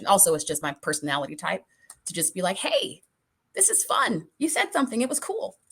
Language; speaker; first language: English; native; English